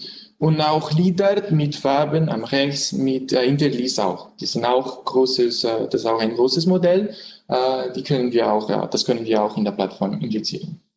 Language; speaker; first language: German; non-native, learner; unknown